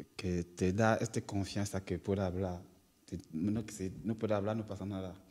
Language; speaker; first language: Spanish; non-native, learner; French